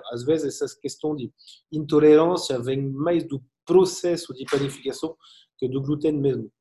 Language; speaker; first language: Portuguese; non-native, learner; French